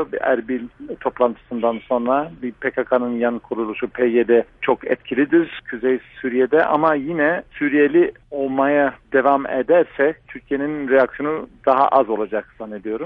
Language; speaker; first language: Turkish; non-native, fluent; English